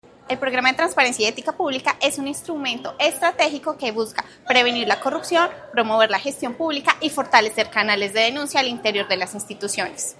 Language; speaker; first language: Spanish; native; Spanish